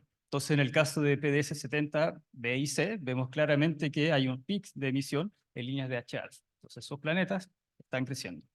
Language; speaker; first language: Spanish; native; Spanish